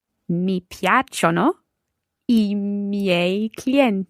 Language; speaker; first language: Italian; non-native, learner; English